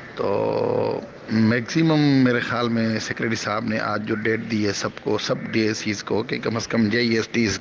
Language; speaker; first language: Urdu; non-native, local second language; Sindhi